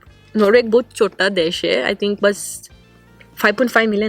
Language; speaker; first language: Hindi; non-native, fluent; Norwegian